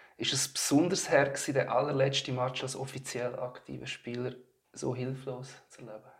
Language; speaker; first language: German; native; German